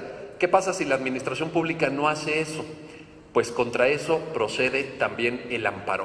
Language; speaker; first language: Spanish; native; Spanish